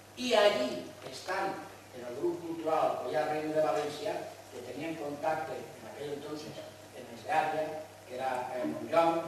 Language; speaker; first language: Spanish; non-native, local second language; Catalan